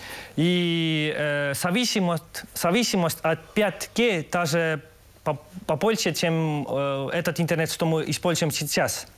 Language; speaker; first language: Russian; non-native, local second language; Estonian